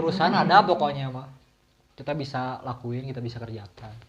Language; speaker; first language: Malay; non-native, local second language; Sundanese